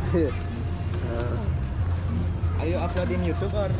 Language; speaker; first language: English; non-native, learner; Indonesian